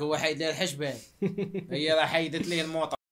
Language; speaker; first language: Arabic; native; Arabic